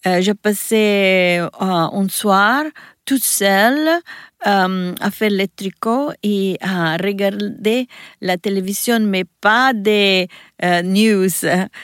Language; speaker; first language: French; non-native, learner; Italian